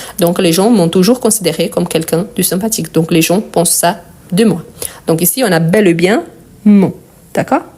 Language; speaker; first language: French; non-native, fluent; Portuguese